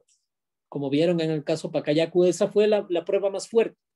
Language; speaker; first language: Spanish; native; Spanish